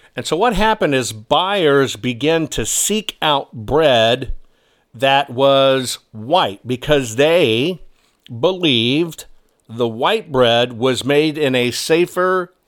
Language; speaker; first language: English; early bilingual, other home language; German